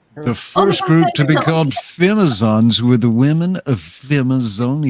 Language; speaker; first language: English; native; English